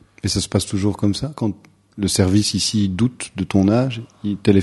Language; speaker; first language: French; native; French